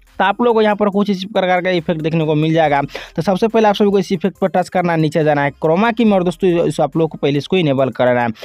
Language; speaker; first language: Hindi; native; Hindi